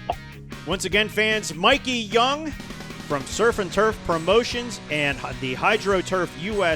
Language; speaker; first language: English; native; English